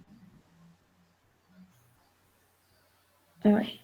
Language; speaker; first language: French; non-native, learner; Arabic